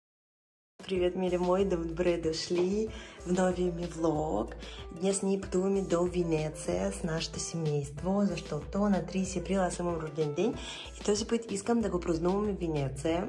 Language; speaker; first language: Bulgarian; non-native, fluent; Russian